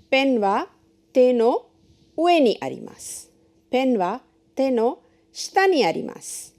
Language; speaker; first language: Japanese; non-native, fluent; Hindi